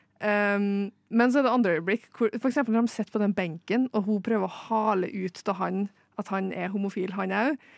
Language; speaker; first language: Norwegian; native; Norwegian